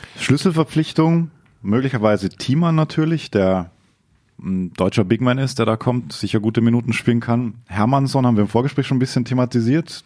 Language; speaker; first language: German; native; German